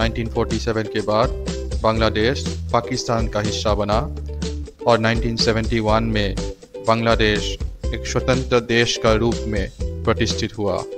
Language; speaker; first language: Hindi; non-native, local second language; Bangla